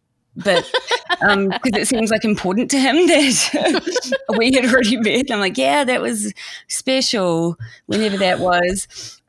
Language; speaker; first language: English; native; English